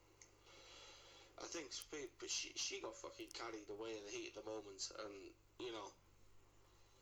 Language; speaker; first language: English; native; English